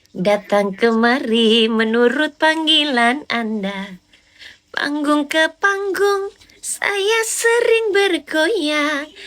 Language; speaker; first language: Indonesian; non-native, local second language; Javanese